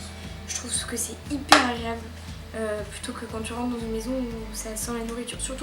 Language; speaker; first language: French; native; French